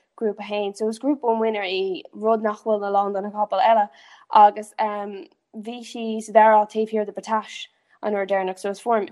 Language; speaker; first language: Irish; non-native, local second language; English